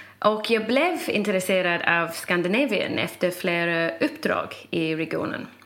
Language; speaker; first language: Swedish; non-native, fluent; English